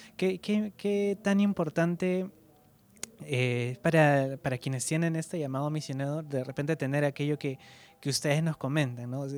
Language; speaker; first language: Spanish; native; Spanish